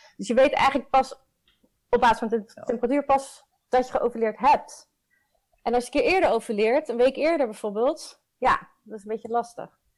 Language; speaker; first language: Dutch; native; Dutch